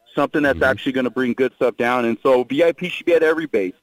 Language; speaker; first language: English; native; English